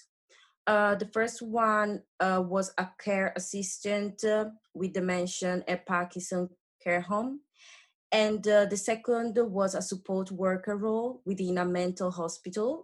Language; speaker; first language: English; non-native, fluent; Italian